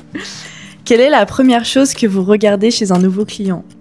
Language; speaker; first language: French; native; French